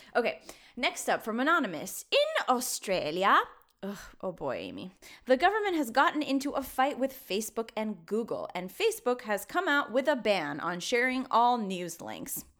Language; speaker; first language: English; early bilingual, other home language; Spanish